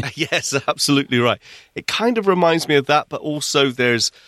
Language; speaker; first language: English; native; English